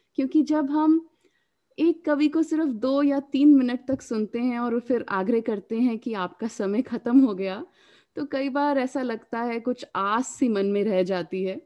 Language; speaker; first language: Hindi; native; Hindi